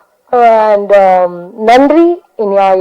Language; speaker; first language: Tamil; non-native, learner; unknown